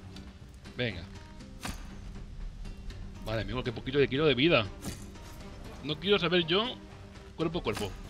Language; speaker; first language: Spanish; native; Spanish